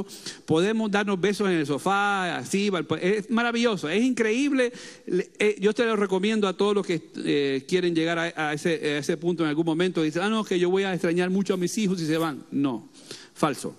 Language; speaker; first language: Spanish; native; Spanish